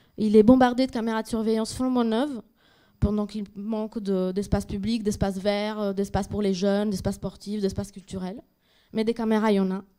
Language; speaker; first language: French; native; French